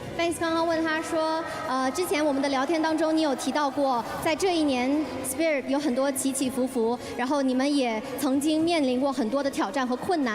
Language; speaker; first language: Chinese; native; Chinese